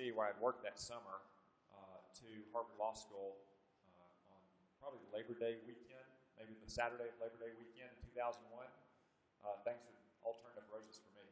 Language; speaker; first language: English; native; English